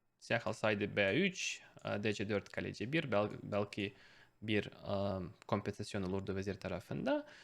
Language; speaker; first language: Turkish; non-native, fluent; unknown